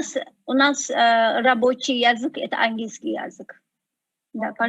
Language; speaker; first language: Russian; non-native, fluent; Azerbaijani